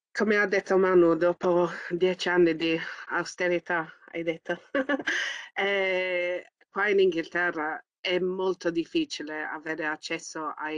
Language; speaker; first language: Italian; early bilingual, heritage; English